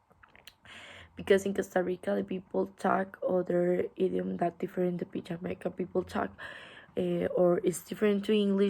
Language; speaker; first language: English; non-native, learner; Spanish